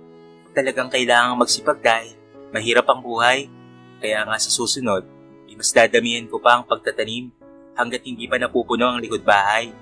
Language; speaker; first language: Filipino; native; Filipino